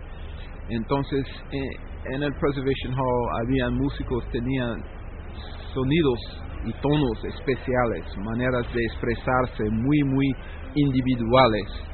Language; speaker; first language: Spanish; non-native, fluent; English